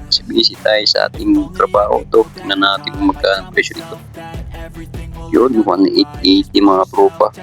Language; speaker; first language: Filipino; native; Filipino